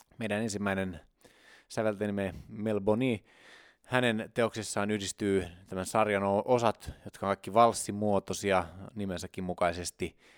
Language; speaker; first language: Finnish; native; Finnish